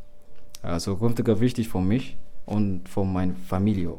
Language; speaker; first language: German; non-native, learner; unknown